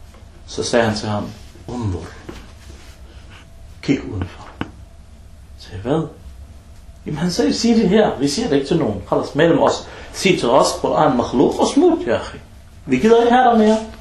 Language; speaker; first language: Danish; early bilingual, other home language; Arabic